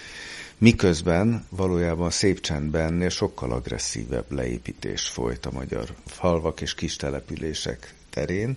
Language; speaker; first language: Hungarian; native; Hungarian